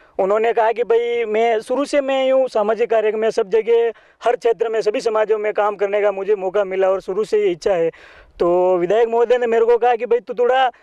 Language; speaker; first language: Hindi; native; Hindi